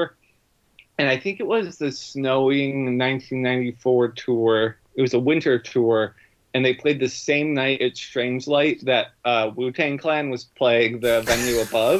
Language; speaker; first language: English; native; English